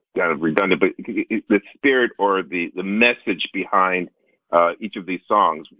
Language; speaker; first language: English; native; English